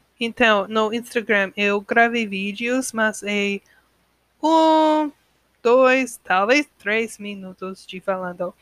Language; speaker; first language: Portuguese; non-native, learner; English